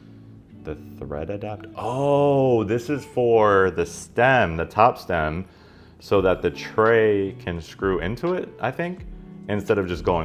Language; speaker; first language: English; native; English